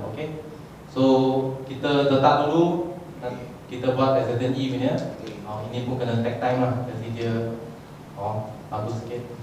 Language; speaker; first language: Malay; non-native, local second language; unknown